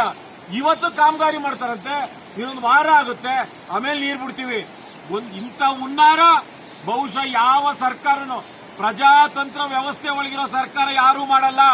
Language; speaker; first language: Kannada; native; Kannada